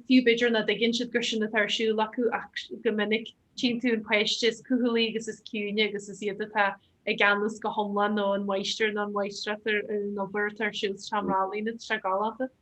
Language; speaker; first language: Irish; native; Irish